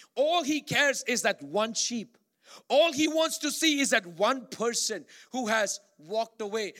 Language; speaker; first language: English; non-native, local second language; Malayalam